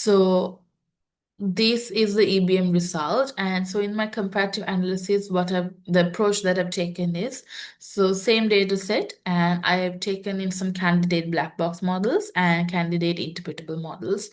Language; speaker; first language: English; non-native, local second language; Sinhala